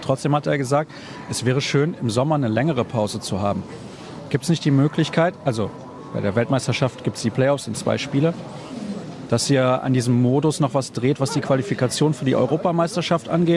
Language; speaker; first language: German; native; German